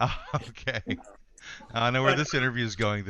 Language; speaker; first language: English; native; English